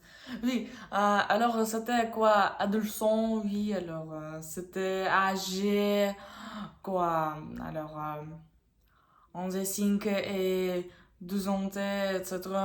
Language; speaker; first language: French; non-native, learner; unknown